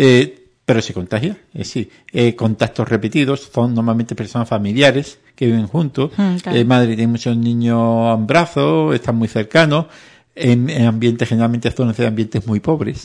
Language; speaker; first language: Spanish; native; Spanish